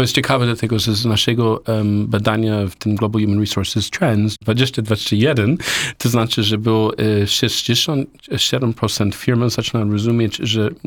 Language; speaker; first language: Polish; non-native, learner; English